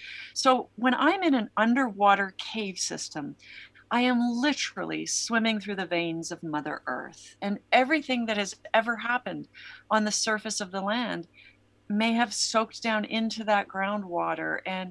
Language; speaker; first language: English; native; English